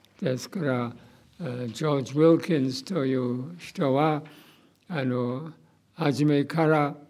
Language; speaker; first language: Japanese; non-native, fluent; English